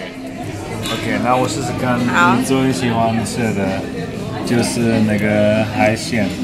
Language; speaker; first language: Chinese; non-native, learner; German